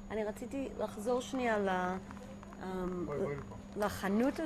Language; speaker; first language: Hebrew; native; Hebrew